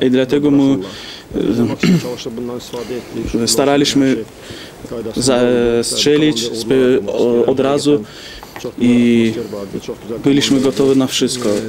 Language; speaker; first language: Polish; non-native, fluent; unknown